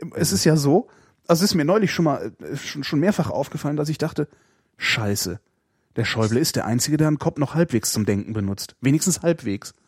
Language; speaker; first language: German; native; German